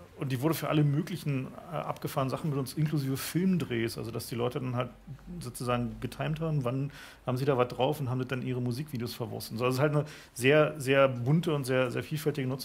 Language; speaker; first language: German; native; German